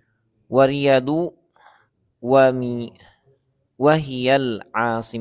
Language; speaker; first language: Arabic; non-native, learner; Indonesian